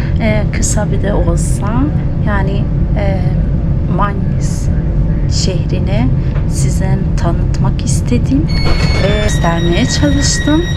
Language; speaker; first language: Turkish; non-native, fluent; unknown